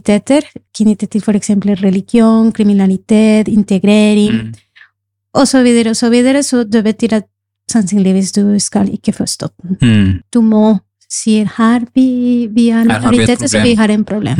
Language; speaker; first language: Norwegian; non-native, fluent; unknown